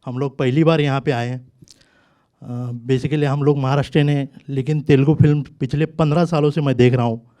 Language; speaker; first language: Hindi; non-native, local second language; Marathi